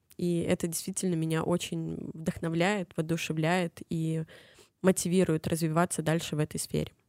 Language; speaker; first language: Russian; native; Russian